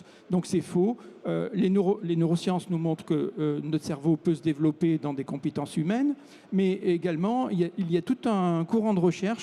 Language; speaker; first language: French; native; French